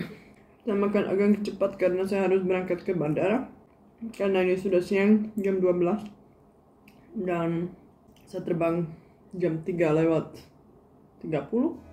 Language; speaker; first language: Indonesian; non-native, fluent; Czech